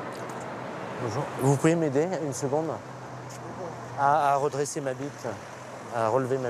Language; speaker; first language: French; native; French